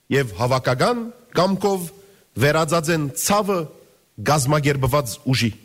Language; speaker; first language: Armenian; early bilingual, heritage; Armenian